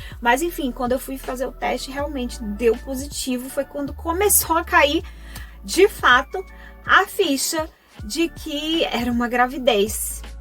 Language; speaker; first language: Portuguese; native; Portuguese